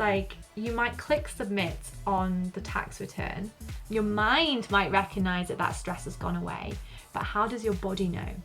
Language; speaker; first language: English; native; English